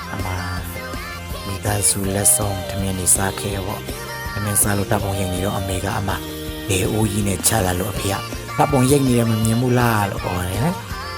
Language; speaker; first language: Burmese; native; Burmese